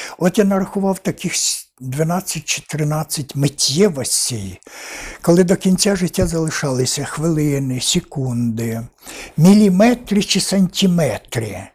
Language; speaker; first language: Ukrainian; native; Ukrainian